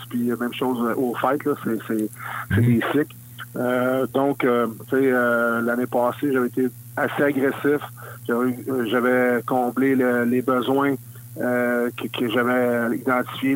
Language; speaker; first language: French; native; French